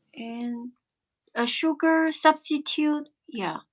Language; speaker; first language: English; non-native, fluent; Chinese